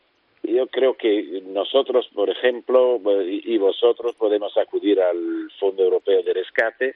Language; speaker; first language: Spanish; non-native, fluent; Italian